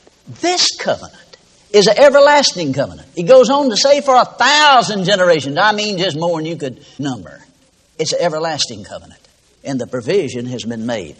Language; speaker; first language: English; native; English